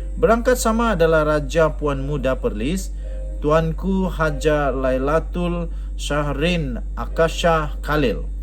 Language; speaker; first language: Malay; non-native, local second language; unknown